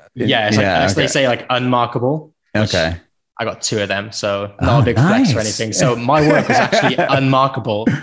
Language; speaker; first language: English; native; English